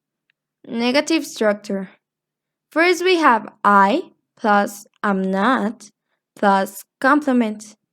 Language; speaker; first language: English; non-native, fluent; Spanish